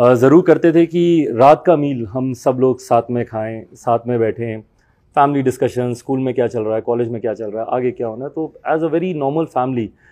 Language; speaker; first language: Hindi; native; Hindi